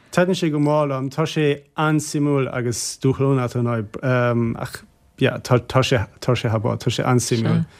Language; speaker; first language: Irish; non-native, fluent; German